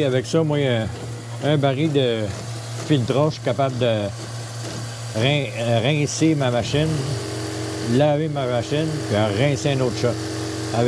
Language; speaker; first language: French; native; French